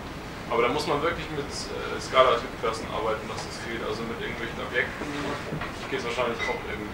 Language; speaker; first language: German; native; German